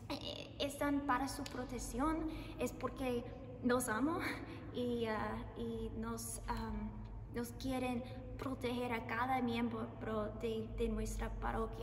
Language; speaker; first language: Spanish; non-native, learner; English